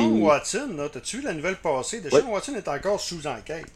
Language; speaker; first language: French; native; French